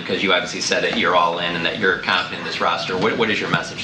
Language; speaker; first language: English; native; English